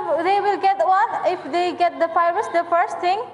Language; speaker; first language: English; non-native, learner; Indonesian